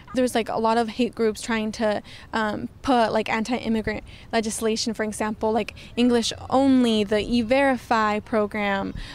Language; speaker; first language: English; native; English